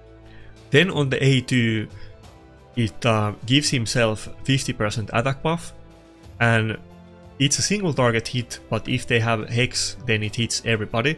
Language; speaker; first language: English; non-native, fluent; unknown